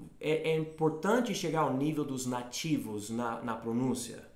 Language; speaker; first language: Portuguese; non-native, fluent; English